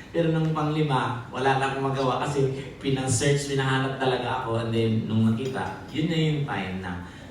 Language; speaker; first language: Filipino; native; Filipino